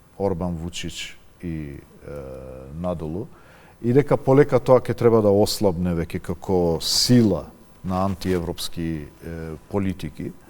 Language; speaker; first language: Macedonian; non-native, local second language; Albanian